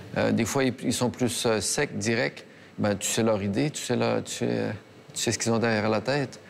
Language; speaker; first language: French; native; French